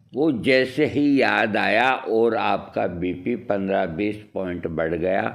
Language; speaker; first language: Hindi; native; Hindi